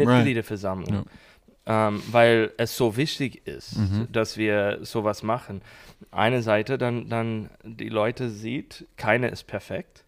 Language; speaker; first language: German; non-native, learner; English